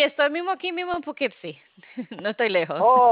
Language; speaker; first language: Spanish; non-native, fluent; English